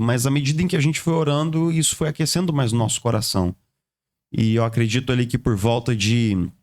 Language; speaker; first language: Portuguese; native; Portuguese